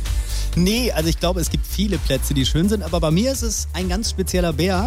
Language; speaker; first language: German; native; German